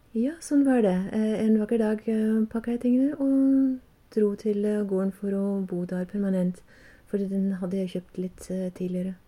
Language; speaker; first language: Norwegian; non-native, fluent; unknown